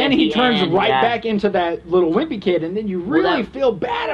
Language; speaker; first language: English; native; English